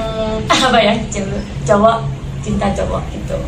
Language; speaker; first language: Indonesian; non-native, learner; Thai